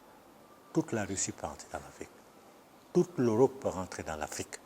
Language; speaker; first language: French; non-native, local second language; Bambara